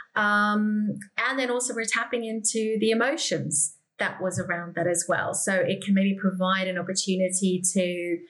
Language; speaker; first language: English; native; English